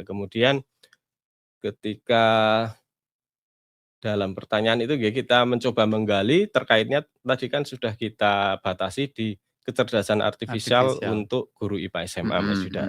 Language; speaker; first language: Indonesian; native; Indonesian